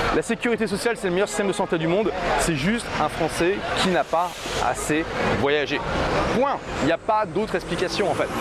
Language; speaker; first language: French; native; French